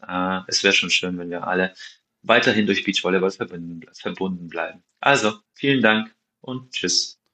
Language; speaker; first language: German; non-native, fluent; Slovenian